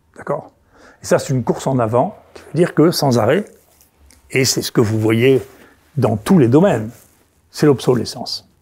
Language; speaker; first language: French; native; French